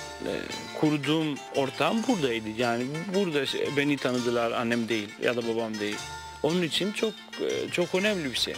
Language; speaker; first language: Turkish; non-native, fluent; Greek